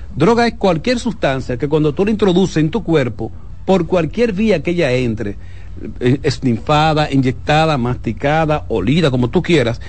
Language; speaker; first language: Spanish; native; Spanish